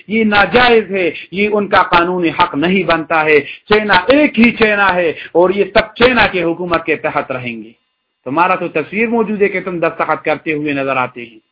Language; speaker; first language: Urdu; non-native, local second language; Pashto